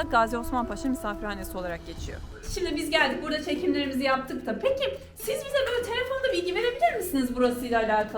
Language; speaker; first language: Turkish; native; Turkish